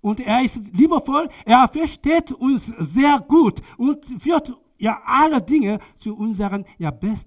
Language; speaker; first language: German; non-native, learner; Korean